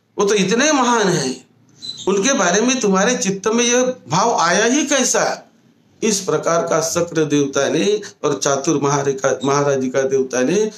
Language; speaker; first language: Hindi; non-native, local second language; Marathi